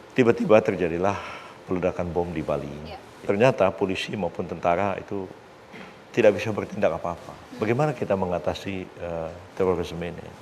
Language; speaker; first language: Indonesian; native; Indonesian